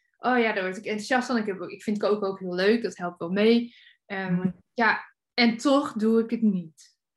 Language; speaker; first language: Dutch; native; Dutch